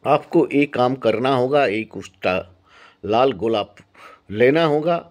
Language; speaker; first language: Hindi; non-native, local second language; Bangla